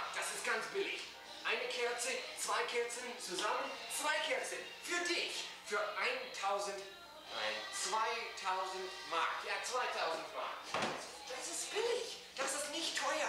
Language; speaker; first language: German; non-native, learner; English